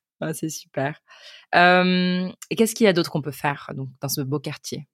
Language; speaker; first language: French; native; French